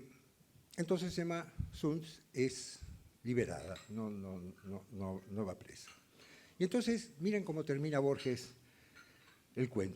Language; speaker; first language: Spanish; native; Spanish